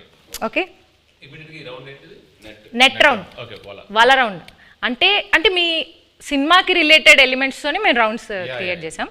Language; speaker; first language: Telugu; native; Telugu